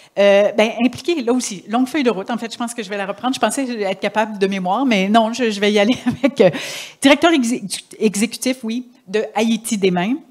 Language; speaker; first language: French; native; French